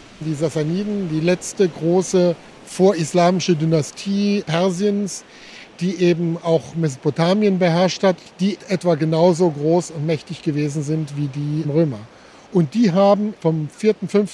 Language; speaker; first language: German; native; German